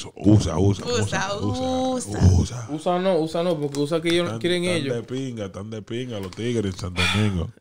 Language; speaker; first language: Spanish; native; Spanish